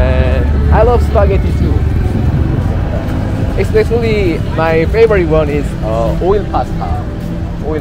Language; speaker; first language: English; non-native, learner; Korean